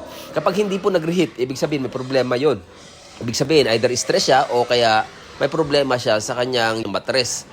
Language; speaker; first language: Filipino; native; Filipino